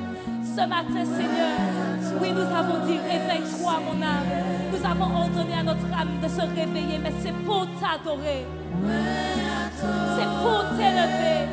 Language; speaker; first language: French; native; French